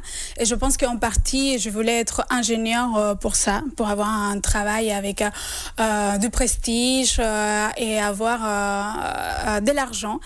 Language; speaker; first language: French; non-native, fluent; Spanish